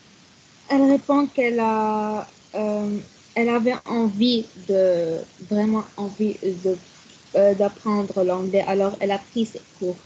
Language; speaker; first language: French; non-native, learner; Arabic